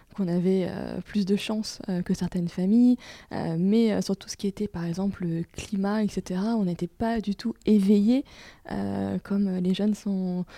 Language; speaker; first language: French; native; French